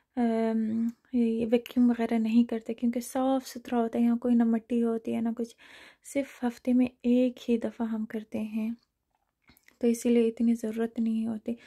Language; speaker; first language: Urdu; non-native, fluent; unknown